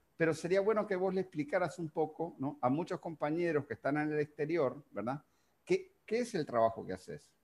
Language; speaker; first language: Spanish; native; Spanish